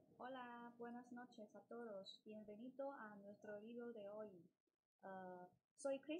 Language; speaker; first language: Spanish; non-native, learner; Chinese